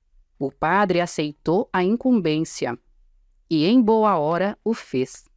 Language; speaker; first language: Portuguese; native; Portuguese